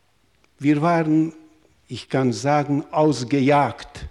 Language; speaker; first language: German; non-native, fluent; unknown